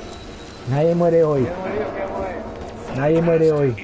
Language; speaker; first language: Spanish; native; Spanish